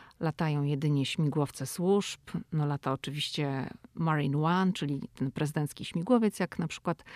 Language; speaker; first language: Polish; native; Polish